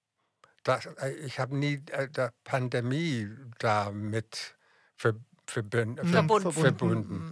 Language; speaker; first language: German; non-native, fluent; English